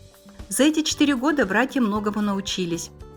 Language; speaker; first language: Russian; native; Russian